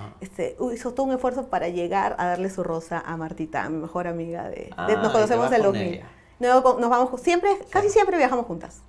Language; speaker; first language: Spanish; native; Spanish